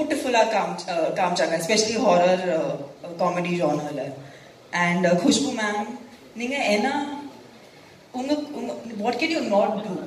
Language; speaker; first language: Tamil; non-native, local second language; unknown